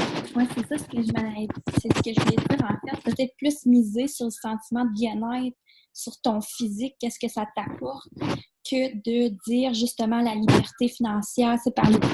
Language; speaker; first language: French; native; French